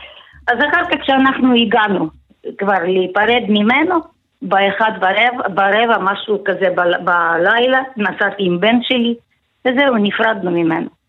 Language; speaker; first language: Hebrew; non-native, fluent; Russian